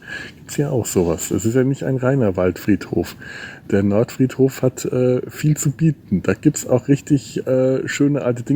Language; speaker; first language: German; native; German